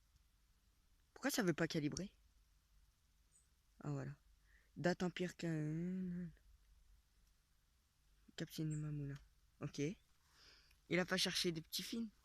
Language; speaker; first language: French; native; French